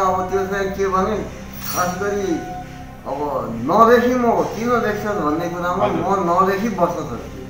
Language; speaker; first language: Nepali; native; Nepali